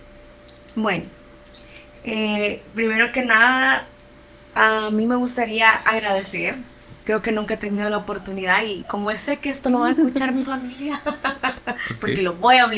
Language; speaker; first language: Spanish; native; Spanish